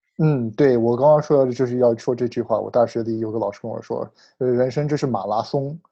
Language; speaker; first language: Chinese; early bilingual, heritage; Chinese